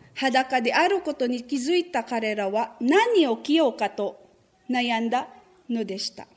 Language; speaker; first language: Japanese; non-native, fluent; Filipino